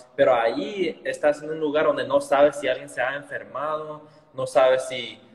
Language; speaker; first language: Spanish; early bilingual, heritage; Spanish